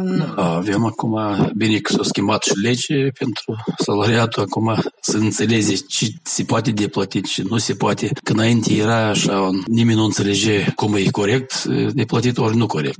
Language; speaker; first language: Romanian; non-native, local second language; Gagauz